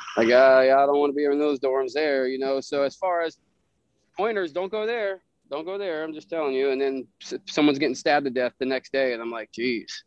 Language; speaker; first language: English; native; English